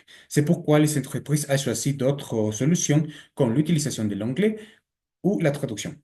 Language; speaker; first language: French; non-native, learner; Spanish